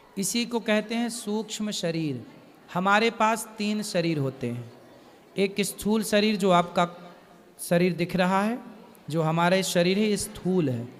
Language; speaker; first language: Hindi; native; Hindi